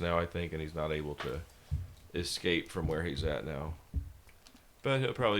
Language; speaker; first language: English; native; English